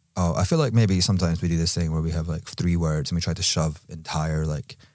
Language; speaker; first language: English; native; English